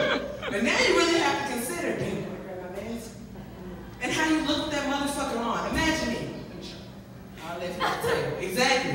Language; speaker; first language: English; native; English